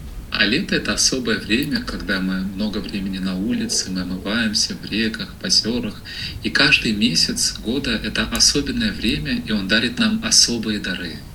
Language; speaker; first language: Russian; native; Russian